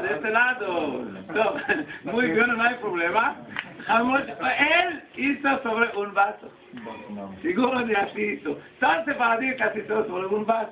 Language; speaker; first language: Spanish; non-native, learner; Hebrew